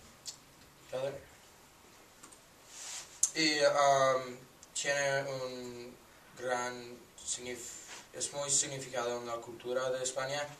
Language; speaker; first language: Spanish; non-native, learner; English